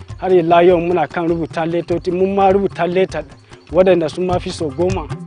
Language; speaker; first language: Hausa; non-native, local second language; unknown